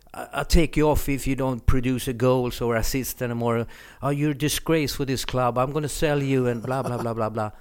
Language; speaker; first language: English; non-native, fluent; Swedish